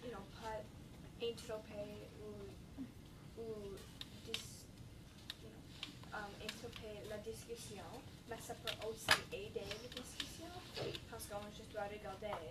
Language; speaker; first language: French; non-native, learner; English